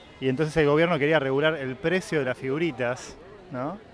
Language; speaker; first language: Spanish; native; Spanish